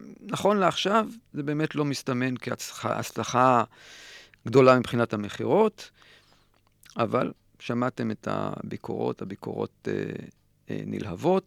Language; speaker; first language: Hebrew; native; Hebrew